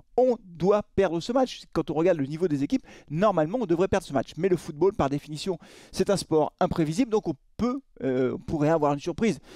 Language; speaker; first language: French; native; French